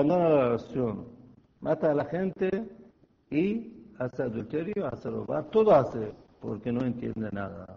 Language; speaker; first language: Spanish; non-native, fluent; Persian